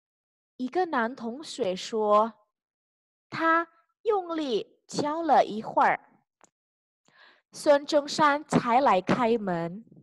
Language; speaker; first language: Chinese; non-native, fluent; Indonesian